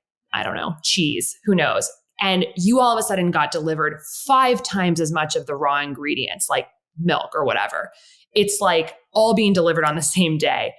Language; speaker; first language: English; native; English